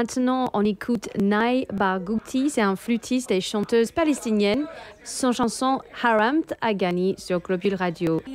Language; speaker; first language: French; native; French